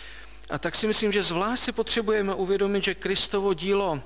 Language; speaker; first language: Czech; native; Czech